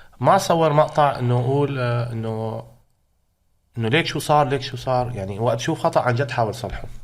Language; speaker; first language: Arabic; native; Arabic